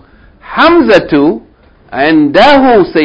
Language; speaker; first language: Arabic; non-native, fluent; English